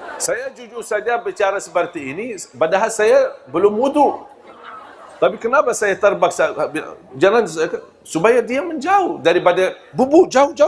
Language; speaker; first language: Malay; non-native, fluent; Arabic